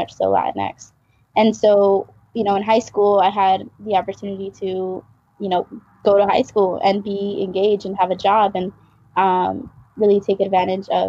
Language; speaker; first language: English; native; English